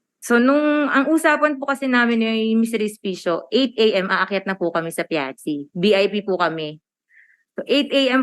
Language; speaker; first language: Filipino; native; Filipino